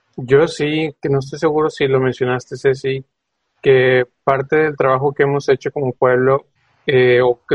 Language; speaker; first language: Spanish; native; Spanish